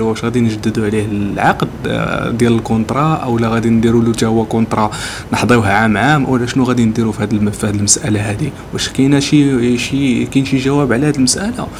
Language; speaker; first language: Arabic; native; Arabic